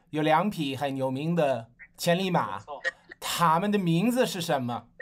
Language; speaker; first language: Chinese; non-native, fluent; English